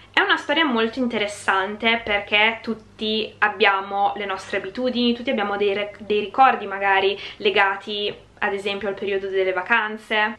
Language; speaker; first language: Italian; early bilingual, other home language; Hungarian